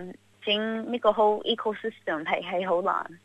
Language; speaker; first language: Cantonese; early bilingual, heritage; Cantonese